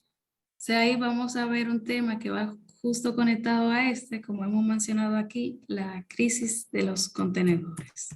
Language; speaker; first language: Spanish; native; Spanish